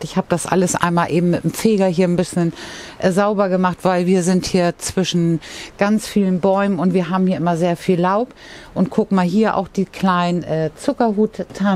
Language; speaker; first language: German; native; German